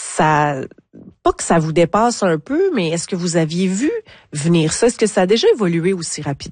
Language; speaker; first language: French; native; French